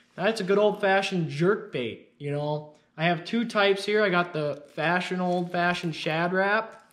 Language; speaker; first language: English; native; English